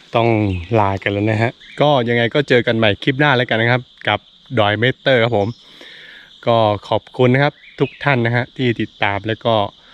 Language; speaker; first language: Thai; non-native, local second language; S'gaw Karen